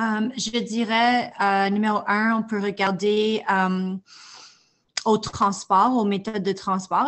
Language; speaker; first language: French; non-native, fluent; English